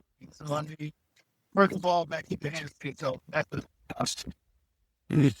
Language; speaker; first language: English; native; English